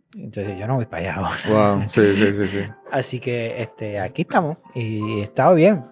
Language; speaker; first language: Spanish; native; Spanish